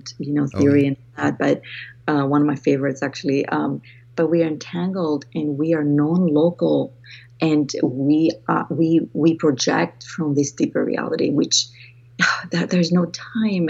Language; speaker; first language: English; non-native, fluent; Greek